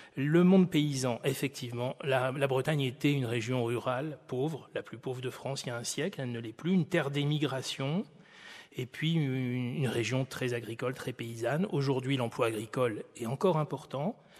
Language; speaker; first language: French; native; French